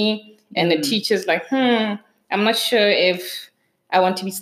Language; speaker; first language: English; non-native, local second language; Southern Sotho